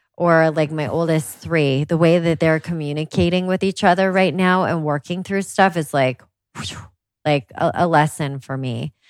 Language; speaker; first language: English; native; English